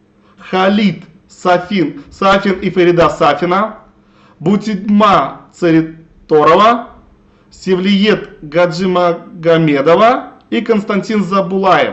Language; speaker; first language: Russian; native; Russian